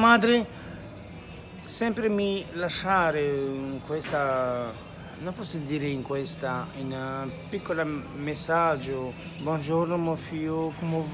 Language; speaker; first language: Italian; non-native, learner; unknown